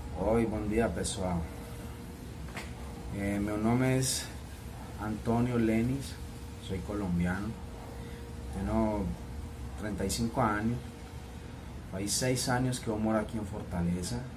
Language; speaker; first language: Portuguese; non-native, fluent; Spanish